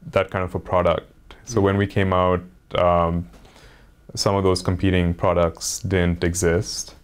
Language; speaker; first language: English; non-native, local second language; Hindi